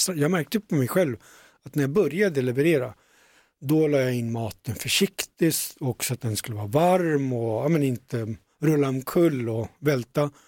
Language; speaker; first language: Swedish; early bilingual, other home language; Punjabi